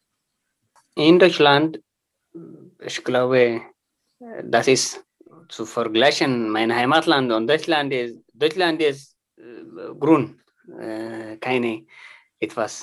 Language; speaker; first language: German; non-native, learner; Tigrinya